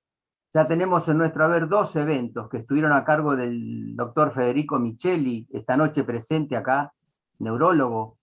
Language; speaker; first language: Spanish; native; Spanish